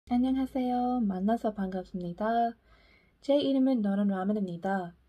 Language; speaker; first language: Korean; non-native, learner; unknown